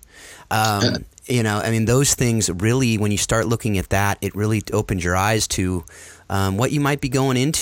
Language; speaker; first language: English; native; English